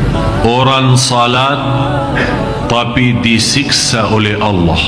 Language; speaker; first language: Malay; non-native, fluent; Arabic